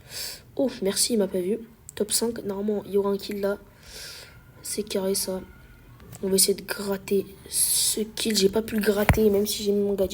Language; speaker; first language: French; native; French